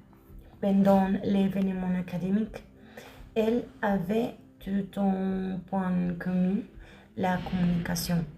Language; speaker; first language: French; non-native, learner; Spanish